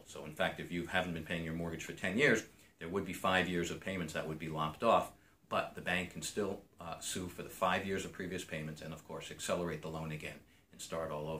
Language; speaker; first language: English; native; English